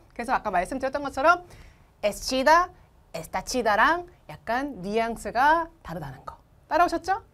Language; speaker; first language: Korean; native; Korean